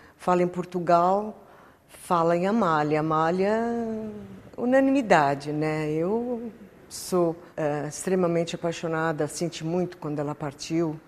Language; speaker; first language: Portuguese; native; Portuguese